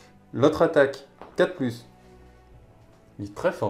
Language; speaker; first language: French; native; French